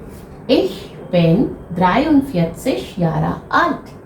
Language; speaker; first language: German; non-native, fluent; Hindi